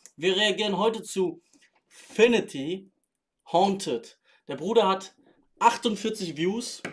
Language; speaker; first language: German; native; German